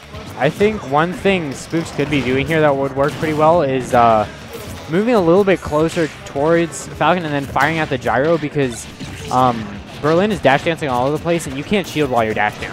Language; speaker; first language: English; native; English